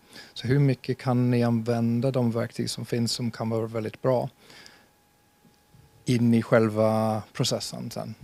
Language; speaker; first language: Swedish; non-native, fluent; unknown